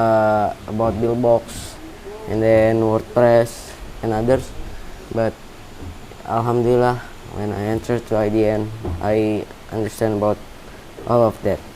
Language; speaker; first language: English; non-native, learner; Indonesian